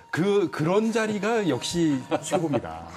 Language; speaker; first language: Korean; native; Korean